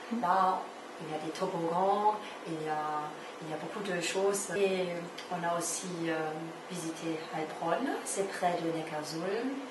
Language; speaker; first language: French; non-native, fluent; German